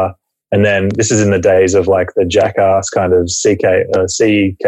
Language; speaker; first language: English; native; English